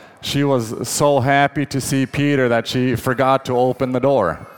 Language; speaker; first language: English; native; English